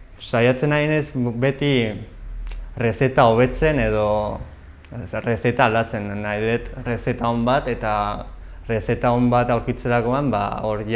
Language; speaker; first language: Basque; non-native, local second language; Spanish